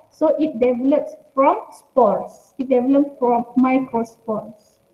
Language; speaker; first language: English; non-native, local second language; Malay